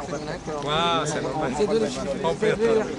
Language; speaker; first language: French; non-native, local second language; Arabic